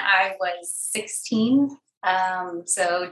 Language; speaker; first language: English; native; English